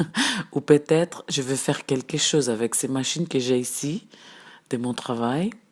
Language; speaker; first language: French; non-native, fluent; Portuguese